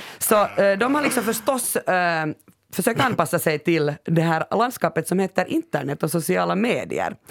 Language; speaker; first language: Swedish; native; Swedish